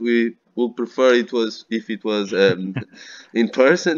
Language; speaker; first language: English; non-native, fluent; Portuguese